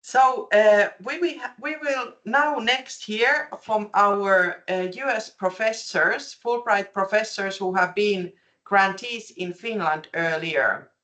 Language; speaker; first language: English; non-native, fluent; Finnish